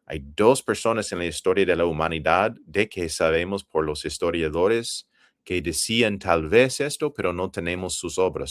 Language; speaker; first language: Spanish; non-native, fluent; English